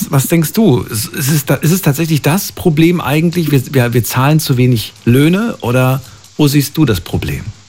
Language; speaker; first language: German; native; German